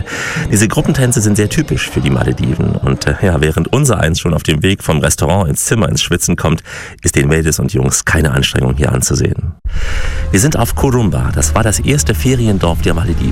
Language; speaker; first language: German; native; German